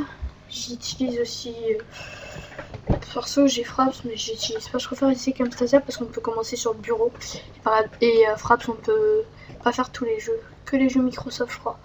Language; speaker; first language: French; native; French